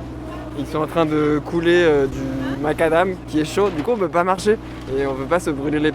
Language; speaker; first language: French; native; French